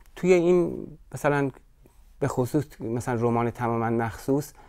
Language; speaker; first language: Persian; native; Persian